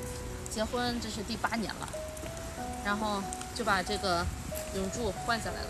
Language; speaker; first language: Chinese; native; Chinese